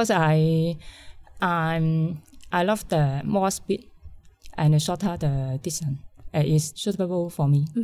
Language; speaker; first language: English; non-native, learner; Cantonese